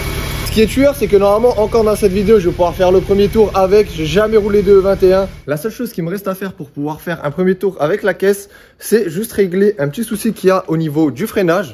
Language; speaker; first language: French; native; French